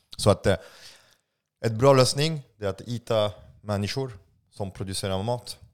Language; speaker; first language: Swedish; non-native, fluent; French